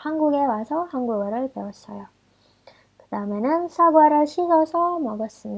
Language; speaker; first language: Korean; non-native, fluent; Indonesian